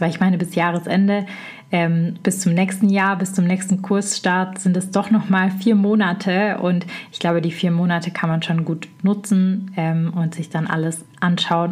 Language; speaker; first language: German; native; German